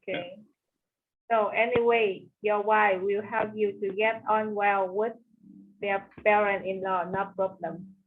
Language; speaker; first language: English; non-native, learner; Vietnamese